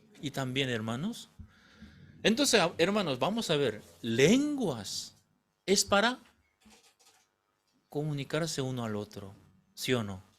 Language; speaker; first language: Spanish; non-native, fluent; Korean